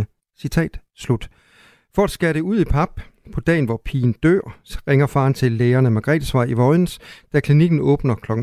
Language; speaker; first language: Danish; native; Danish